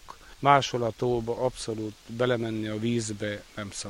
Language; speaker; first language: Hungarian; native; Hungarian